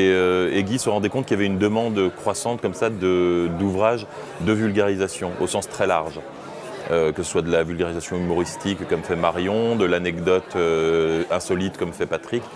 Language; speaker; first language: French; native; French